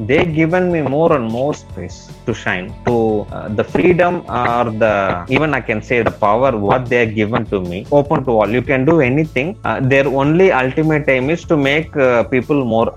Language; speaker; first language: English; non-native, local second language; Tamil